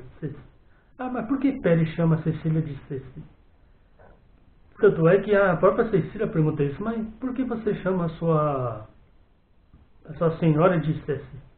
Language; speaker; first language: Portuguese; native; Portuguese